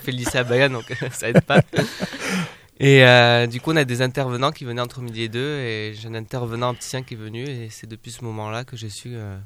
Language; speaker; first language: French; native; French